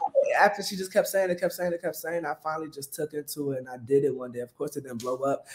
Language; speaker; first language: English; native; English